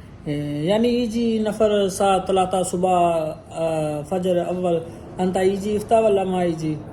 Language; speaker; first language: Arabic; non-native, learner; Urdu